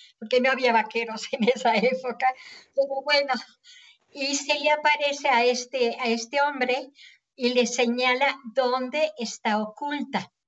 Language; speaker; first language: Spanish; native; Spanish